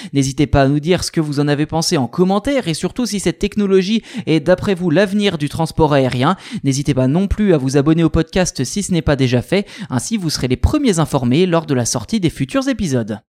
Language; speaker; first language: French; native; French